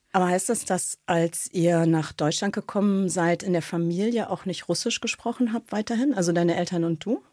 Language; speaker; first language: German; early bilingual, other home language; Russian